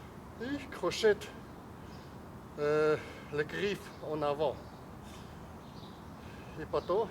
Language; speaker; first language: French; non-native, learner; Chinese